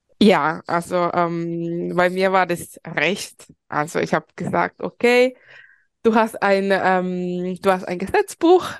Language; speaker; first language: German; early bilingual, other home language; Spanish